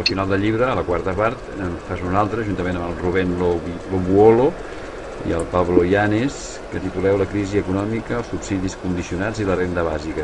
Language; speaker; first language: Catalan; native; Catalan